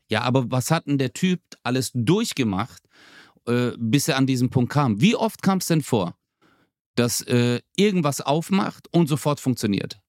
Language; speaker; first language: German; early bilingual, other home language; Turkish